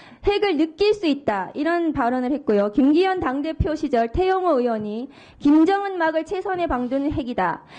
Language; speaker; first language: Korean; native; Korean